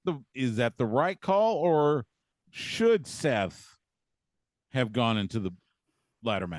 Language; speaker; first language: English; native; English